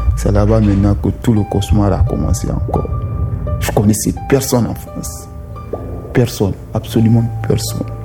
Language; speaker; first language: French; non-native, local second language; Susu